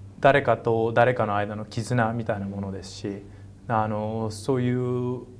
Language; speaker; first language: Japanese; native; Japanese